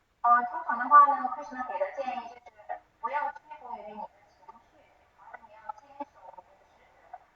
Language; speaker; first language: Chinese; native; Chinese